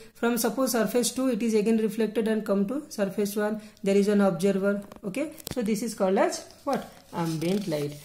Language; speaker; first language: English; non-native, local second language; Odia